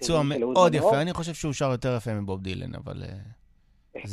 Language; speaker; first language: Hebrew; native; Hebrew